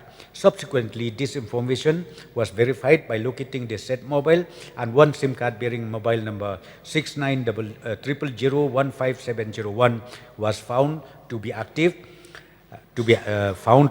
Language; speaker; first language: English; non-native, local second language; Khasi